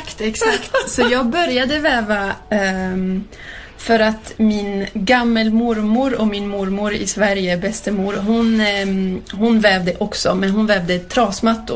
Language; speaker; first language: Swedish; early bilingual, heritage; Swedish